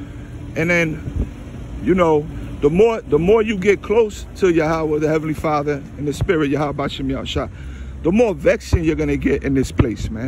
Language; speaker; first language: English; native; English